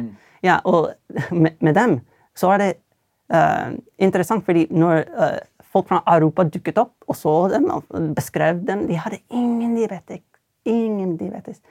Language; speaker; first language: Norwegian; non-native, fluent; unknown